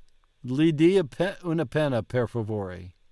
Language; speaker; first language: Italian; non-native, learner; English